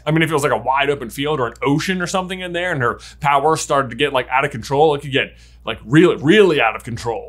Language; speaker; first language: English; native; English